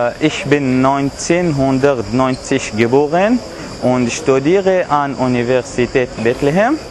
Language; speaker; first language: German; non-native, learner; Arabic